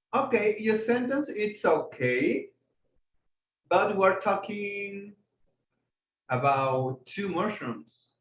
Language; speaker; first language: English; non-native, fluent; Spanish